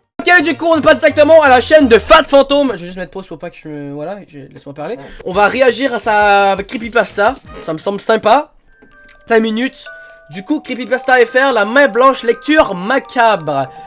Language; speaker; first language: French; native; French